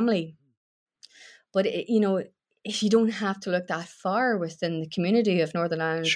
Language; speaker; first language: English; native; English